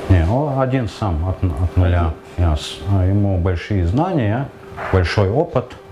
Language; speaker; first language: Russian; non-native, local second language; Latvian